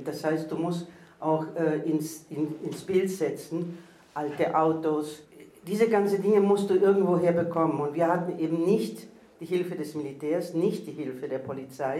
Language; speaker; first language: German; early bilingual, heritage; German